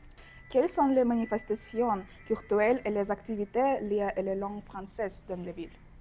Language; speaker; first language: French; non-native, learner; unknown